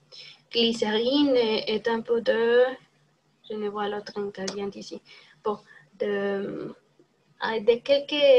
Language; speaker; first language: French; non-native, learner; Spanish